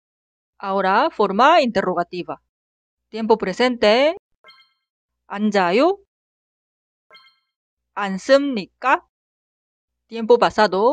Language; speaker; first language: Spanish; non-native, fluent; Korean